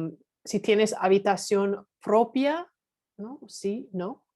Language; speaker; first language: Spanish; non-native, fluent; English